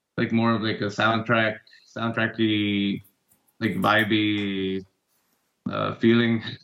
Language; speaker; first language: English; non-native, fluent; Spanish